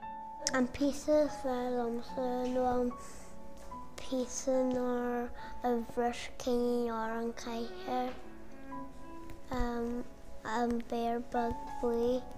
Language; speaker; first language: Irish; native; Irish